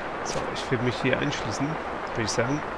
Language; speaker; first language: German; native; German